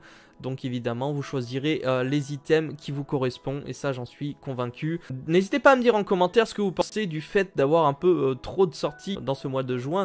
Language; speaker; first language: French; native; French